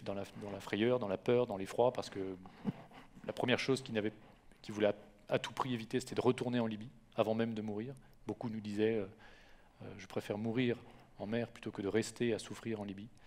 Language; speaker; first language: French; native; French